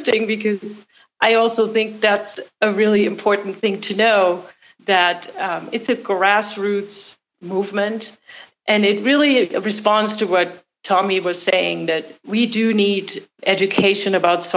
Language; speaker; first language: English; non-native, fluent; German